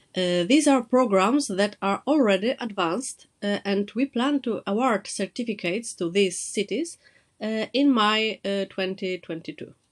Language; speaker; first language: English; non-native, fluent; Polish